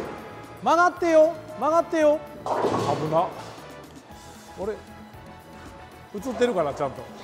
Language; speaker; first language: Japanese; native; Japanese